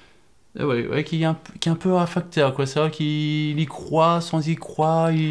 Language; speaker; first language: French; native; French